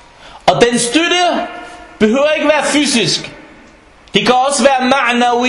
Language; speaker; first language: Danish; non-native, fluent; Arabic